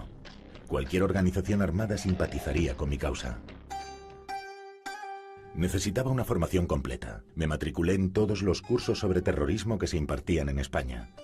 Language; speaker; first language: Spanish; native; Spanish